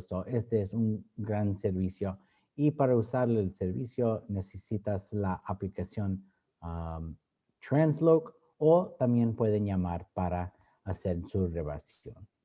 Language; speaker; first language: Spanish; early bilingual, other home language; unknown